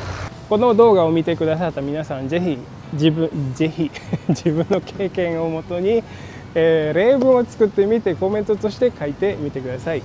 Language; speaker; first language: Japanese; non-native, fluent; Indonesian